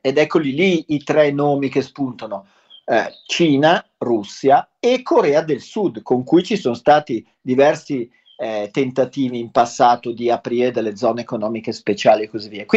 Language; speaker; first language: Italian; native; Italian